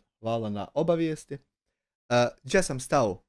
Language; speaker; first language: Bosnian; native; Bosnian